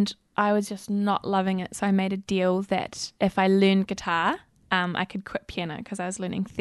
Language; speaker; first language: English; native; English